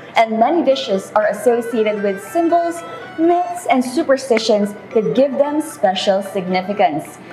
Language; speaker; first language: English; non-native, local second language; Filipino